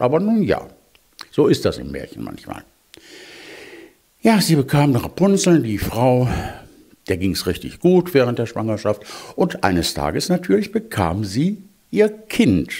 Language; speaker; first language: German; native; German